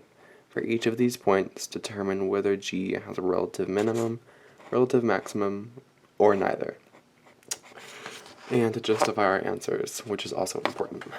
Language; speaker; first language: English; native; English